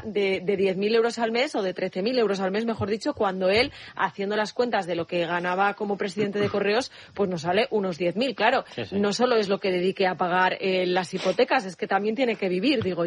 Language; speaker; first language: Spanish; native; Spanish